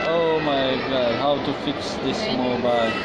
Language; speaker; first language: English; non-native, fluent; Pashto